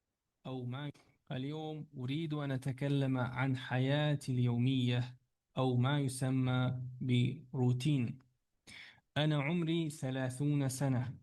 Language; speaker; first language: Arabic; non-native, fluent; Chechen